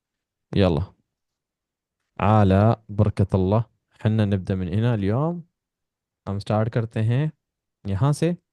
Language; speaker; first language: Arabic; non-native, fluent; Urdu